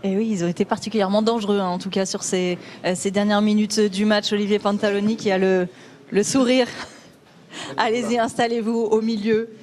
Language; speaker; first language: French; native; French